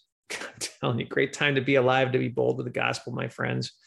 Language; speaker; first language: English; native; English